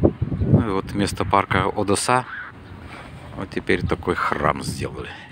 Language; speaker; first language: Russian; native; Russian